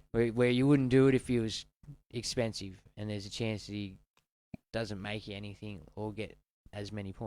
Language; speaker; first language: English; native; English